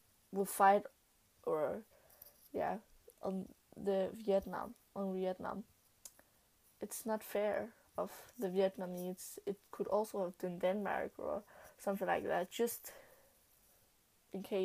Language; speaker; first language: English; non-native, learner; Danish